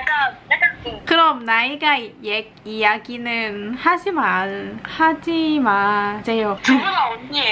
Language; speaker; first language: Korean; non-native, learner; Thai